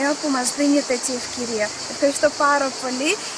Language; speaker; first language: Greek; non-native, learner; Ukrainian